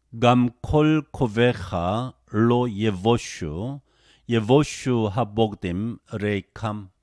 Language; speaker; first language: Hebrew; non-native, fluent; Korean